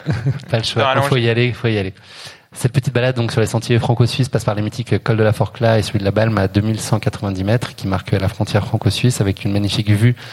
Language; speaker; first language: French; native; French